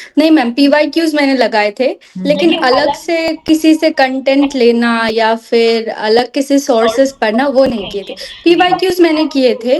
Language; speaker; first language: Hindi; non-native, local second language; Assamese